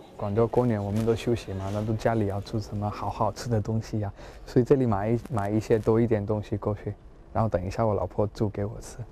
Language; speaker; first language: Chinese; non-native, fluent; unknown